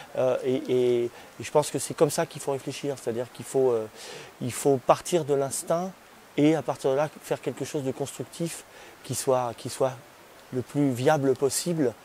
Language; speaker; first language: French; native; French